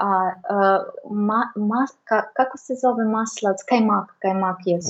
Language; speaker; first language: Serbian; non-native, learner; Russian